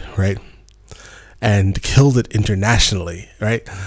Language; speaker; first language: English; native; English